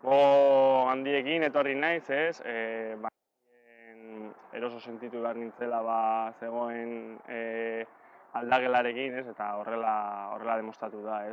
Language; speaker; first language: Basque; non-native, local second language; Spanish